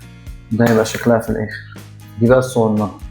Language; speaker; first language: Arabic; native; Arabic